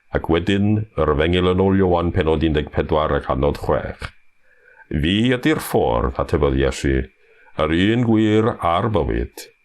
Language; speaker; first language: Welsh; non-native, fluent; English